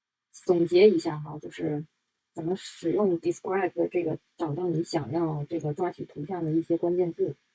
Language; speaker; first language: Chinese; native; Chinese